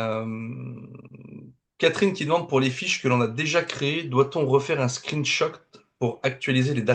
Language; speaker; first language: French; native; French